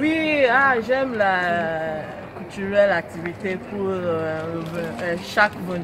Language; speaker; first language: French; non-native, learner; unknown